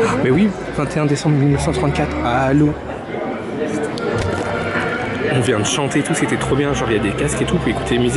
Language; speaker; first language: French; native; French